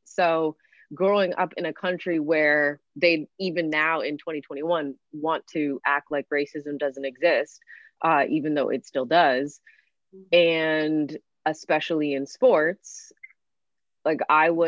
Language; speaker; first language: English; native; English